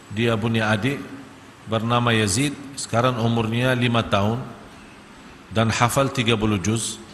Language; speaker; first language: Malay; non-native, fluent; Arabic